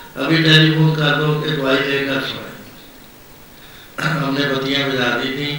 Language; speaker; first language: Hindi; non-native, local second language; Punjabi